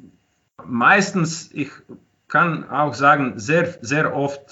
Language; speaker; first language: German; non-native, fluent; Croatian